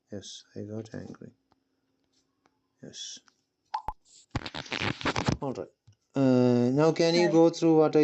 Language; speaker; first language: English; non-native, local second language; Malayalam